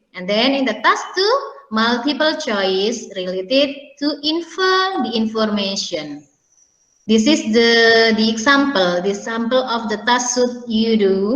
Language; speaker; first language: English; non-native, learner; Indonesian